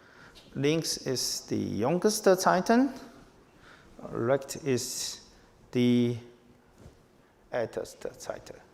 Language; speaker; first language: German; non-native, learner; Chinese